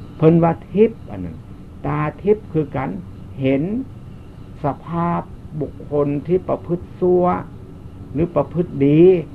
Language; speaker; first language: Thai; native; Thai